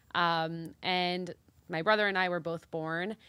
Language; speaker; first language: English; early bilingual, other home language; Spanish